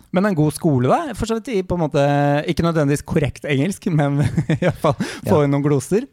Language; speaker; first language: Norwegian; native; Norwegian